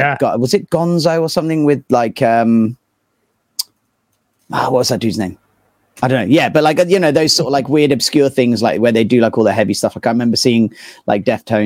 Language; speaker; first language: English; native; English